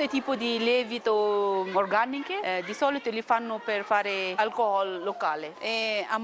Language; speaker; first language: Italian; non-native, fluent; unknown